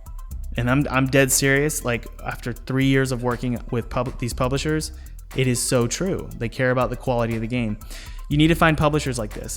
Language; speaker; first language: English; native; English